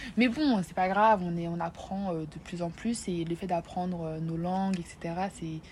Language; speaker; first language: French; native; French